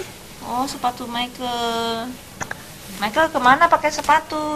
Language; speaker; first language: Indonesian; native; Indonesian